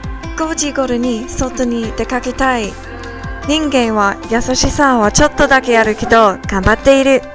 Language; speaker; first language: Japanese; non-native, learner; English